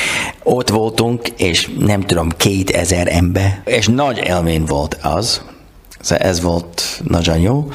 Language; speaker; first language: Hungarian; non-native, learner; English